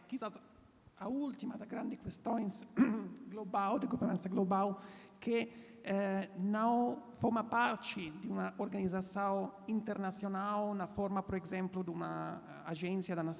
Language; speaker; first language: Portuguese; non-native, fluent; Italian